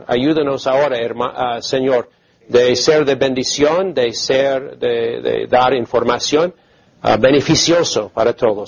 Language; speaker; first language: Spanish; non-native, fluent; English